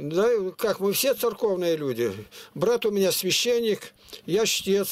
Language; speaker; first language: Russian; native; Russian